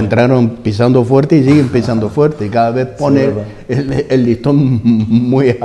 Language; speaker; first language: Spanish; native; Spanish